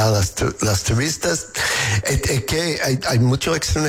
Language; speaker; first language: Spanish; non-native, learner; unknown